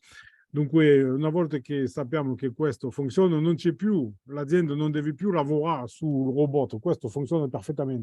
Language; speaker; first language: Italian; non-native, fluent; French